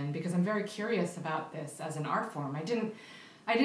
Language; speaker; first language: English; early bilingual, other home language; Filipino